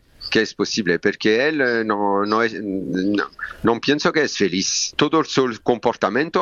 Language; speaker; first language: Spanish; non-native, learner; French